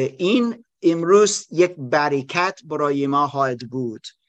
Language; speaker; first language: Persian; non-native, learner; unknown